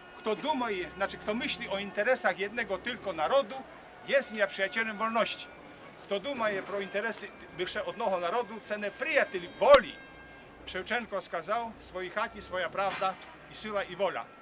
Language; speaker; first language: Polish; non-native, learner; Ukrainian